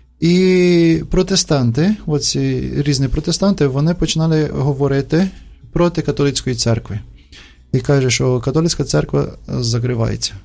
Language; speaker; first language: Ukrainian; non-native, fluent; Portuguese